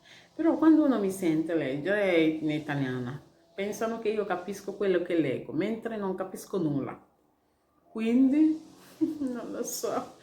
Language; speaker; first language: Italian; non-native, learner; Igbo